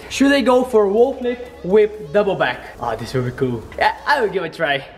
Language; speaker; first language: English; non-native, fluent; Bulgarian